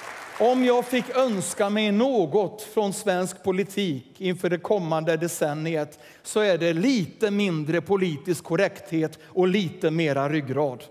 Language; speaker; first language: Swedish; native; Swedish